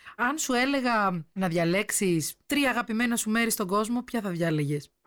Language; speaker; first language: Greek; native; Greek